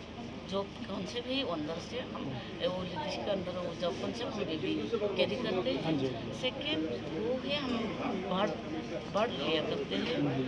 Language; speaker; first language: Hindi; non-native, local second language; Bodo